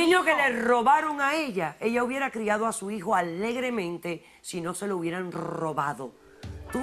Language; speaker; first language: Spanish; native; Spanish